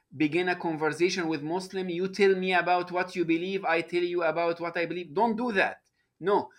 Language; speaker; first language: English; non-native, fluent; Arabic